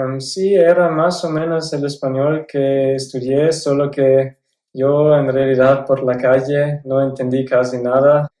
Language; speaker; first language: Spanish; non-native, fluent; German